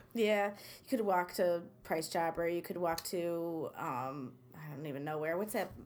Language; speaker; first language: English; native; English